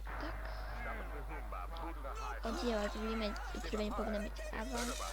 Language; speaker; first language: Polish; native; Polish